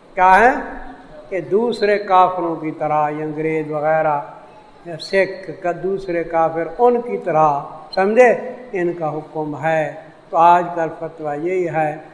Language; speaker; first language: Urdu; non-native, local second language; Saraiki